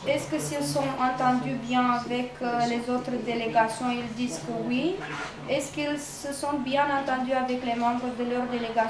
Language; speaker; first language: French; non-native, fluent; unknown